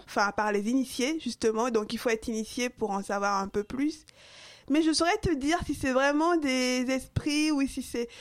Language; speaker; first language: French; non-native, local second language; Fon